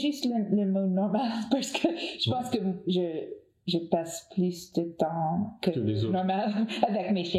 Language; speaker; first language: French; non-native, learner; English